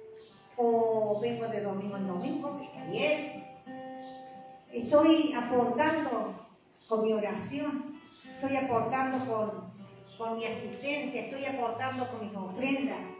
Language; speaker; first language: Spanish; native; Spanish